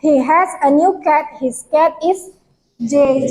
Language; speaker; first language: English; non-native, fluent; Indonesian